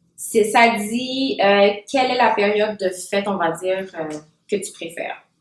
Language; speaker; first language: French; non-native, local second language; Haitian Creole